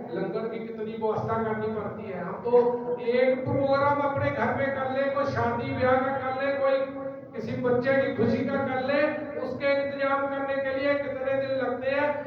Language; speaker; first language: Hindi; non-native, local second language; Punjabi